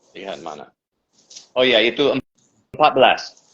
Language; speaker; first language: Indonesian; non-native, learner; English